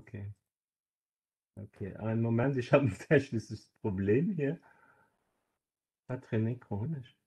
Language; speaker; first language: German; non-native, local second language; Luxembourgish